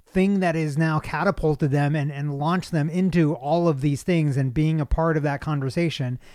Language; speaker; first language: English; native; English